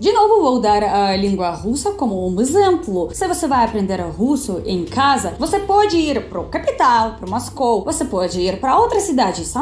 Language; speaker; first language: Portuguese; non-native, fluent; Russian